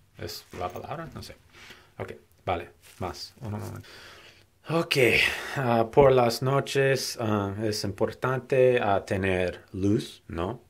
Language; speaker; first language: Spanish; non-native, learner; English